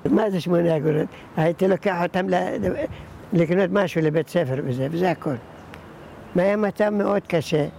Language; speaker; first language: Hebrew; early bilingual, other home language; Arabic